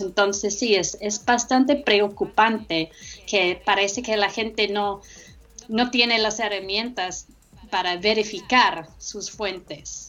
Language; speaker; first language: Spanish; non-native, fluent; English